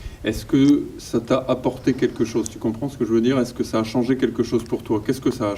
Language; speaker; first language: French; native; French